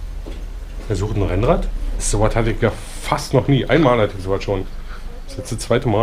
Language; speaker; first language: German; native; German